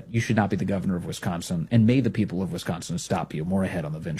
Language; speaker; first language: English; native; English